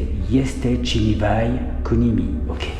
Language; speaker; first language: Romanian; non-native, learner; French